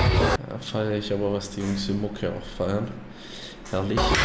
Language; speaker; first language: German; native; German